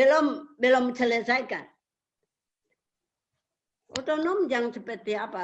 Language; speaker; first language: Indonesian; non-native, local second language; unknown